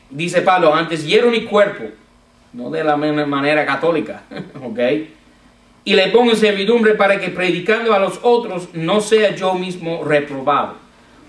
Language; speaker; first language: Spanish; non-native, fluent; English